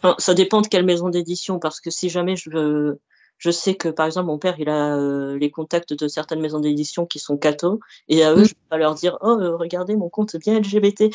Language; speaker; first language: French; early bilingual, other home language; Arabic